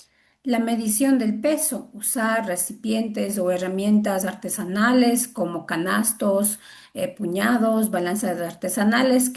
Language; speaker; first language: Spanish; native; Spanish